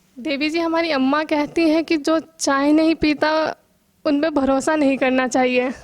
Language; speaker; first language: Hindi; native; Hindi